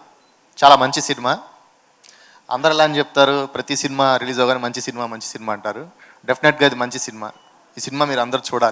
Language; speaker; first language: Telugu; native; Telugu